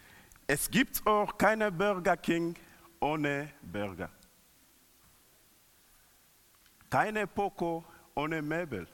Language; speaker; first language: German; non-native, learner; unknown